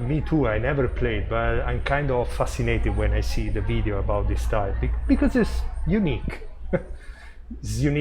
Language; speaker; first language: English; non-native, fluent; Italian